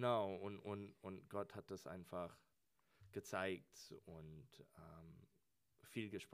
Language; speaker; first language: German; non-native, learner; English